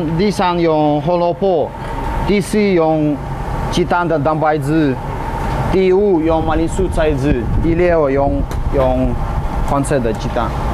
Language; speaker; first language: Chinese; non-native, learner; Russian